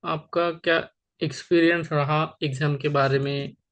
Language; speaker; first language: Hindi; non-native, local second language; Marathi